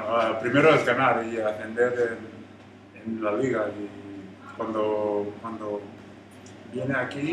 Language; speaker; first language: Spanish; non-native, learner; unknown